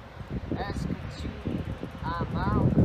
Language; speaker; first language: French; non-native, learner; English